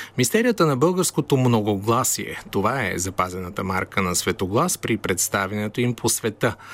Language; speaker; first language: Bulgarian; native; Bulgarian